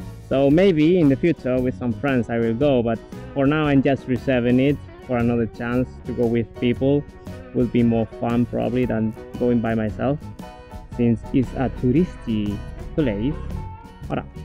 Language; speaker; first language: English; non-native, fluent; Spanish